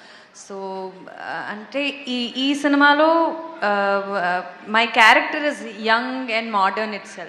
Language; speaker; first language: Telugu; non-native, fluent; Kannada